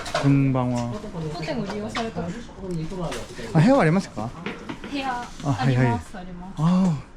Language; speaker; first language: Japanese; non-native, learner; Korean